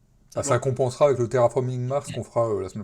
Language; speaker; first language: French; native; French